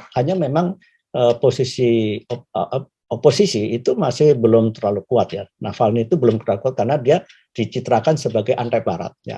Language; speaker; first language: Indonesian; native; Indonesian